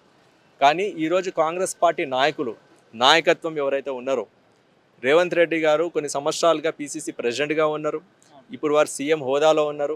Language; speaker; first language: Telugu; native; Telugu